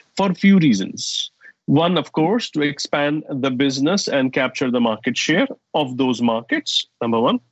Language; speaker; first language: English; non-native, fluent; Arabic